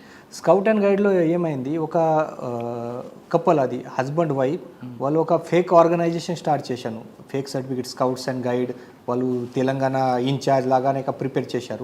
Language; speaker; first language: Telugu; non-native, learner; Marathi